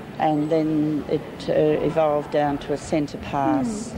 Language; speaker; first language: English; native; English